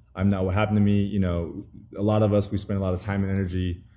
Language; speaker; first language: English; early bilingual, other home language; Chinese